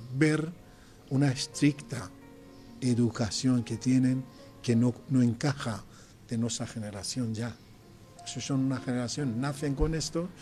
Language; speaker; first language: Spanish; non-native, fluent; Persian